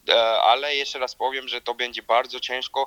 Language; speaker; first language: Polish; non-native, learner; Georgian